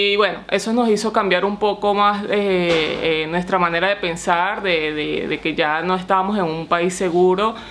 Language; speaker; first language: Spanish; native; Spanish